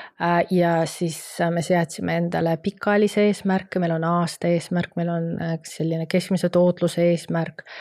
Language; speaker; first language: Estonian; non-native, local second language; Russian